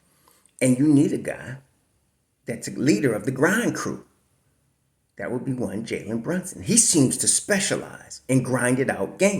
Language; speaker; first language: English; native; English